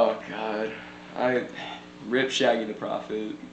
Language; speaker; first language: English; native; English